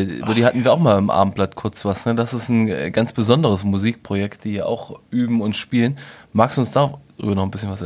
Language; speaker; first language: German; native; German